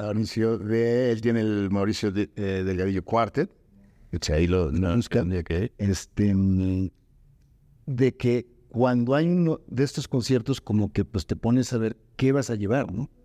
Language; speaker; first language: Spanish; native; Spanish